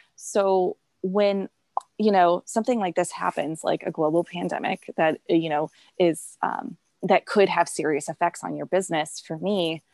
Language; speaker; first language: English; native; English